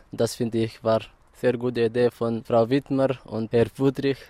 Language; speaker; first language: German; non-native, learner; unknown